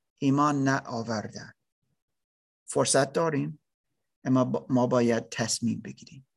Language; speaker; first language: Persian; non-native, learner; German